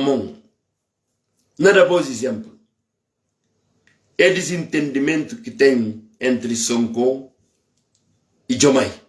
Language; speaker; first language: Portuguese; non-native, local second language; Upper Guinea Crioulo